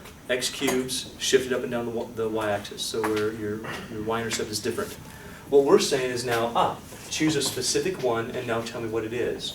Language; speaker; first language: English; native; English